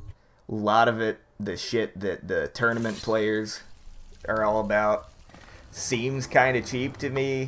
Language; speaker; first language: English; native; English